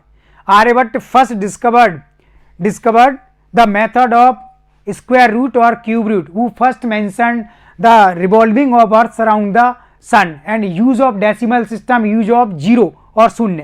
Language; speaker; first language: English; non-native, local second language; Hindi